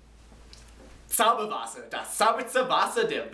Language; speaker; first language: German; non-native, learner; English